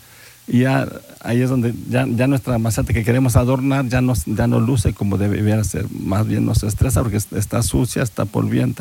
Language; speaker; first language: Spanish; native; Spanish